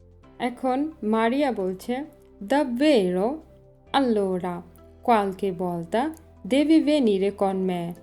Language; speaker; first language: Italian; non-native, fluent; Bangla